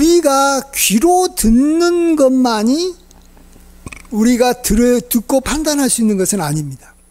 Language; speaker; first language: Korean; native; Korean